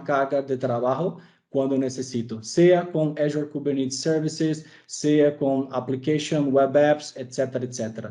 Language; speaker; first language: Spanish; non-native, fluent; Portuguese